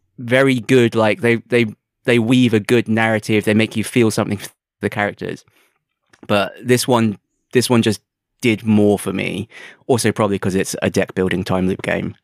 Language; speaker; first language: English; native; English